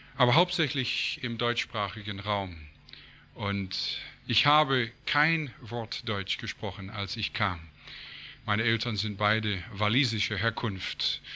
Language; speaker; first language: German; non-native, fluent; English